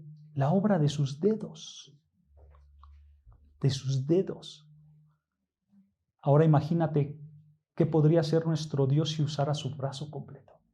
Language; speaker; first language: Spanish; native; Spanish